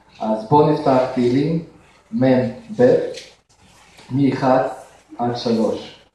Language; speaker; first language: Hebrew; non-native, fluent; Russian